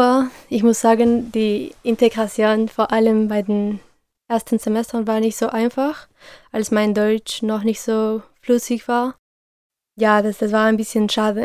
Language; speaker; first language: German; non-native, fluent; Spanish